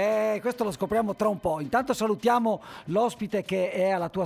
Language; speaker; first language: Italian; native; Italian